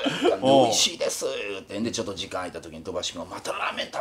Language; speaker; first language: Japanese; native; Japanese